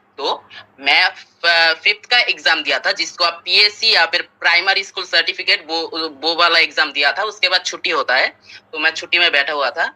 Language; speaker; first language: Hindi; non-native, fluent; Bangla